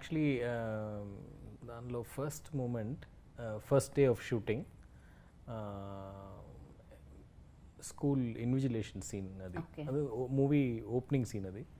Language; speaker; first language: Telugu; non-native, learner; Tamil